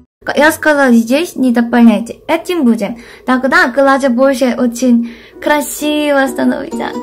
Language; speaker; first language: Russian; non-native, fluent; Korean